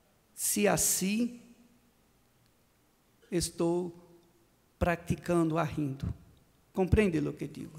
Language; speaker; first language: Portuguese; non-native, fluent; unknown